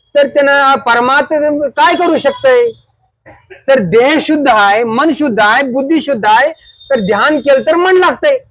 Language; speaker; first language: Marathi; non-native, fluent; Telugu